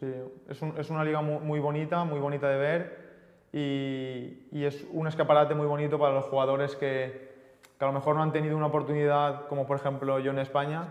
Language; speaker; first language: Portuguese; non-native, learner; Spanish